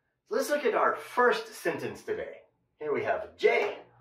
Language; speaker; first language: English; native; English